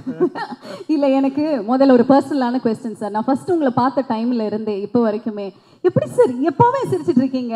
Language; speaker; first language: Tamil; native; Tamil